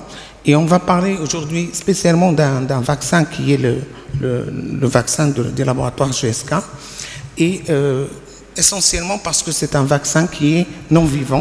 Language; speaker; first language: French; non-native, local second language; Arabic